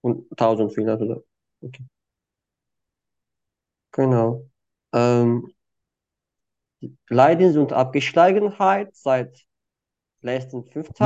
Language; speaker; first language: German; non-native, fluent; Turkish